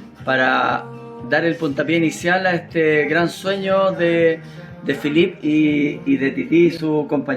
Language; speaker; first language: Spanish; native; Spanish